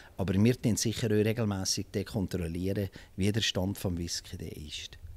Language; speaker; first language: German; native; German